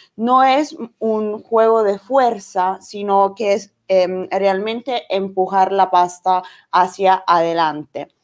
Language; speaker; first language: Spanish; non-native, learner; Italian